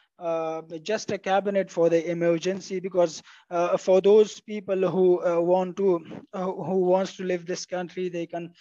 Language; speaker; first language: English; non-native, fluent; Pashto